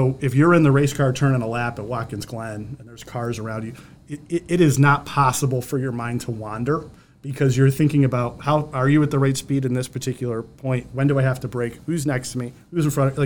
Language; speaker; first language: English; native; English